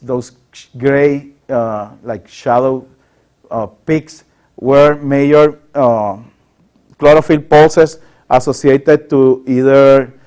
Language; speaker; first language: English; non-native, local second language; Spanish